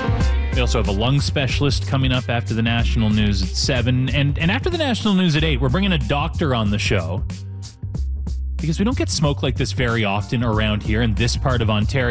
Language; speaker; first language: English; native; English